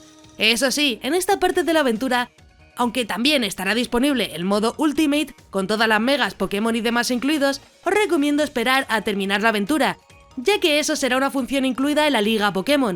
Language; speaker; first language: Spanish; native; Spanish